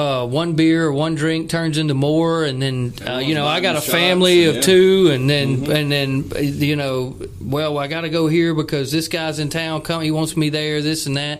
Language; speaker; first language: English; native; English